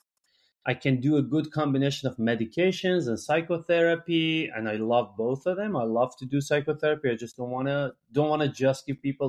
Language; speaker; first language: English; non-native, fluent; Persian